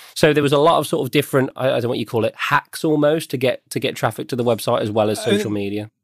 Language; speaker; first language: English; native; English